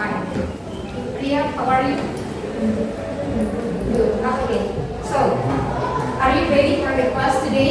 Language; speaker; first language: English; non-native, learner; Indonesian